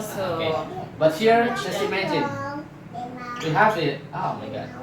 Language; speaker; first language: English; non-native, fluent; Indonesian